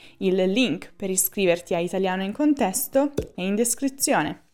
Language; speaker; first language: Italian; native; Italian